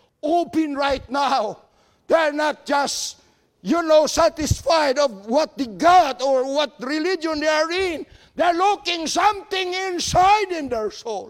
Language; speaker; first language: English; non-native, local second language; Cebuano